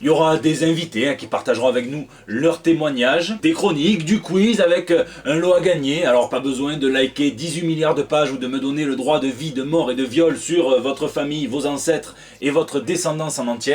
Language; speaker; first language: French; native; French